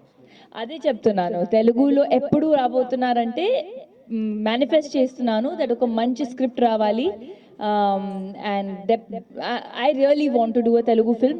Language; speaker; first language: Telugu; non-native, fluent; Hindi